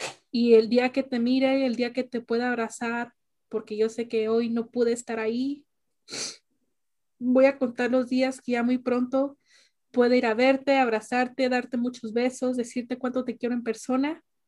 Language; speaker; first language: Spanish; early bilingual, heritage; Spanish